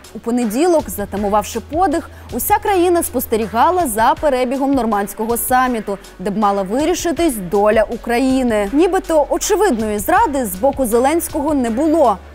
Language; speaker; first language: Ukrainian; native; Ukrainian